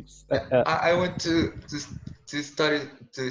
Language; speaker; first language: English; non-native, learner; Portuguese